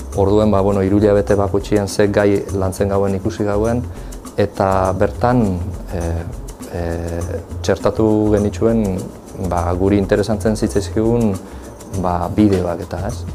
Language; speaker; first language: Basque; native; Basque